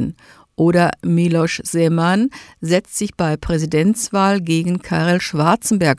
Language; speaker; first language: German; native; German